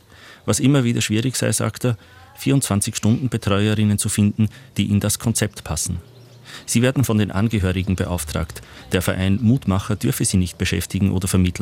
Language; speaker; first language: German; native; German